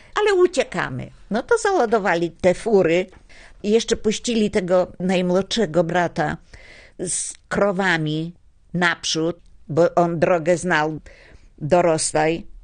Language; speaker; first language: Polish; native; Polish